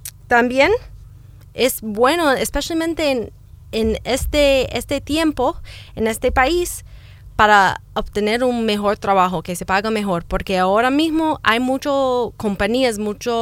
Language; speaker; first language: Spanish; non-native, fluent; English